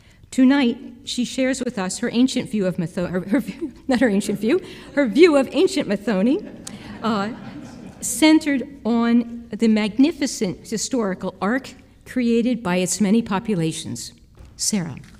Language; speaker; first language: English; native; English